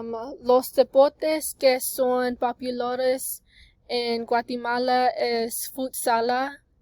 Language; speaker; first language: Spanish; non-native, learner; English